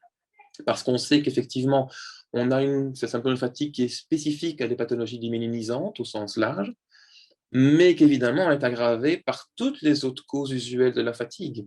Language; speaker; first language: French; native; French